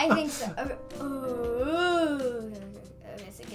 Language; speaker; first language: English; native; English